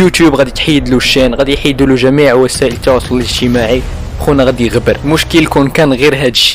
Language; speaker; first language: Arabic; native; Arabic